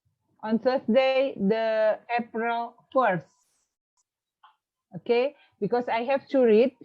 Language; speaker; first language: English; non-native, fluent; Indonesian